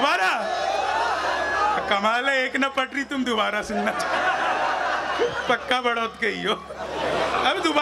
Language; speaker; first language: Hindi; native; Hindi